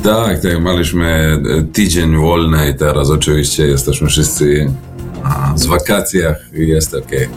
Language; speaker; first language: Polish; non-native, fluent; Serbian